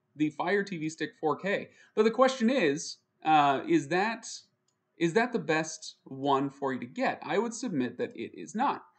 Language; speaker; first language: English; native; English